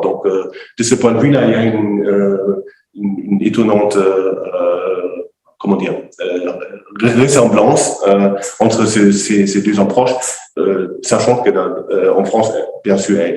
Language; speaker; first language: French; native; French